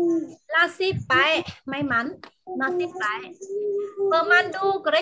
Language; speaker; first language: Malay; non-native, fluent; Vietnamese